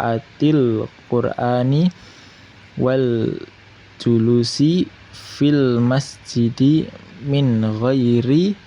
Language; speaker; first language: Arabic; non-native, learner; Indonesian